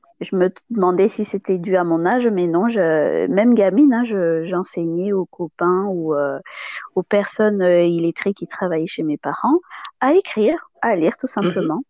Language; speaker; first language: French; non-native, local second language; Malagasy